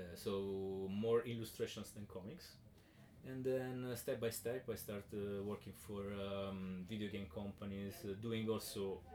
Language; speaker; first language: English; non-native, learner; Italian